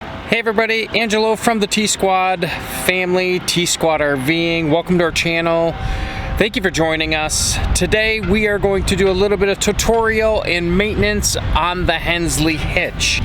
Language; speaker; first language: English; native; English